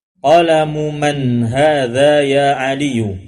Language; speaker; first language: Arabic; non-native, fluent; Indonesian